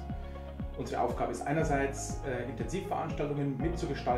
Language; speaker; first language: German; native; German